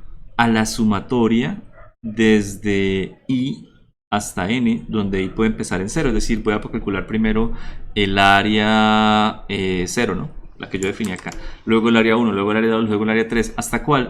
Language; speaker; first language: Spanish; native; Spanish